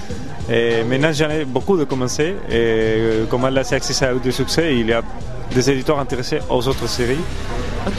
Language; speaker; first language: French; non-native, fluent; Spanish